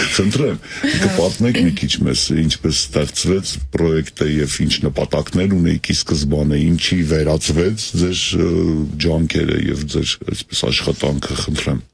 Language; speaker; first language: Armenian; native; Armenian